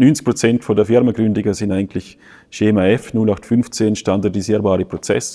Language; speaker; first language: German; native; German